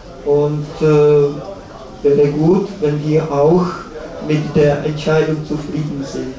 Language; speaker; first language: German; non-native, learner; Czech